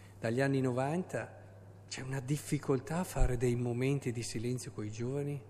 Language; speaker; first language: Italian; native; Italian